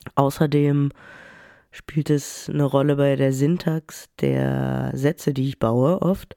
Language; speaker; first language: German; early bilingual, other home language; French